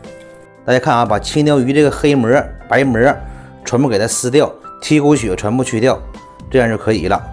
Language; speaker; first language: Chinese; native; Chinese